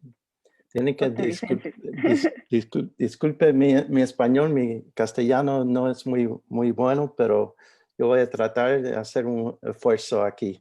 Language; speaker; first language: Spanish; early bilingual, heritage; Spanish